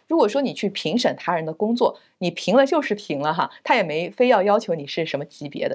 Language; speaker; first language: Chinese; native; Chinese